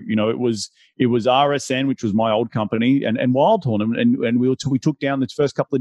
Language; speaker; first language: English; native; English